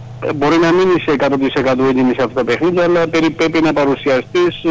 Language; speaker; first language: Greek; non-native, fluent; Georgian